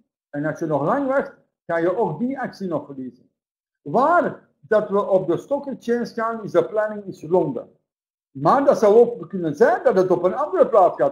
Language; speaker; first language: Dutch; native; Dutch